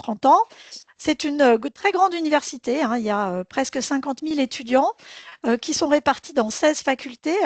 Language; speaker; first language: French; native; French